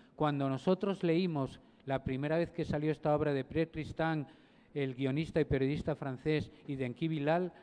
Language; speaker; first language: Spanish; native; Spanish